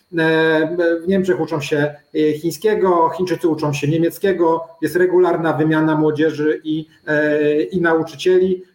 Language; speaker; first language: Polish; native; Polish